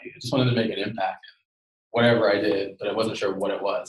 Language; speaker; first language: English; native; English